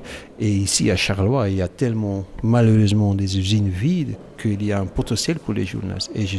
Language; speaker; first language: French; non-native, local second language; Dutch